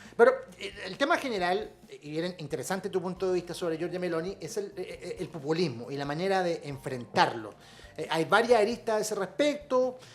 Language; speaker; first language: Spanish; native; Spanish